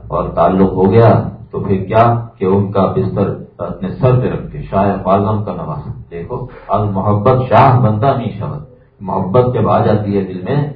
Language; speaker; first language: Urdu; native; Urdu